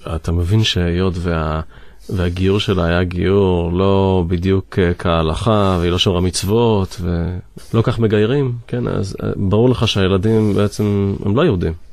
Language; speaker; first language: Hebrew; native; Hebrew